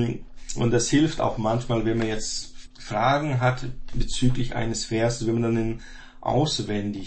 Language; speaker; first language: German; non-native, fluent; Portuguese